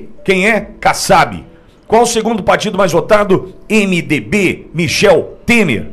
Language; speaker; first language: Portuguese; native; Portuguese